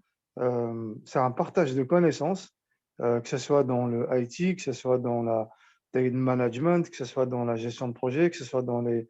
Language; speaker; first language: French; non-native, local second language; Arabic